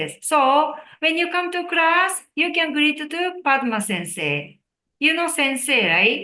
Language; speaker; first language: English; non-native, learner; Japanese